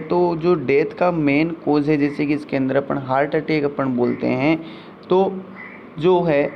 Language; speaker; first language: Hindi; native; Hindi